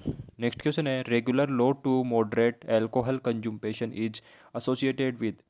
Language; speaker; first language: Hindi; native; Hindi